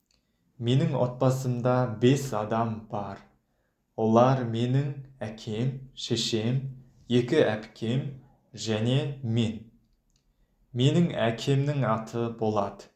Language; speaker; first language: Kazakh; non-native, fluent; Mongolian